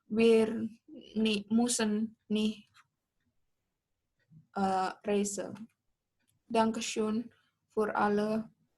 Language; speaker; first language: German; non-native, learner; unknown